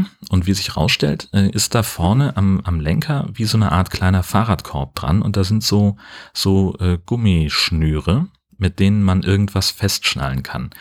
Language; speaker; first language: German; native; German